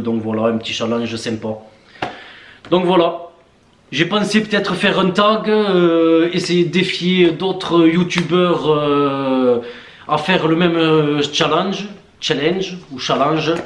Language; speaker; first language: French; native; French